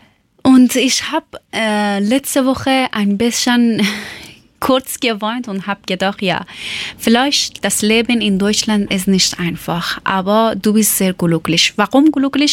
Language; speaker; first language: German; non-native, learner; Persian